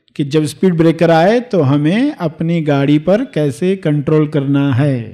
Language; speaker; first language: Hindi; native; Hindi